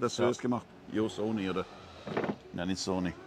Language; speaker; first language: German; non-native, learner; English